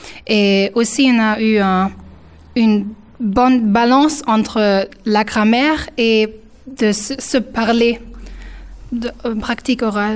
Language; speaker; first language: French; non-native, fluent; German